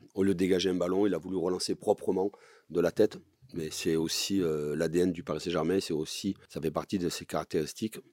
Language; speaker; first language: French; native; French